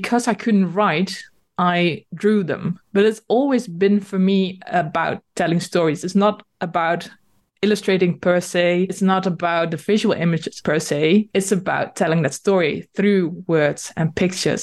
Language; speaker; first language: English; non-native, fluent; Dutch